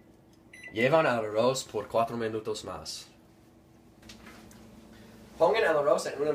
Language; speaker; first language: Spanish; non-native, learner; English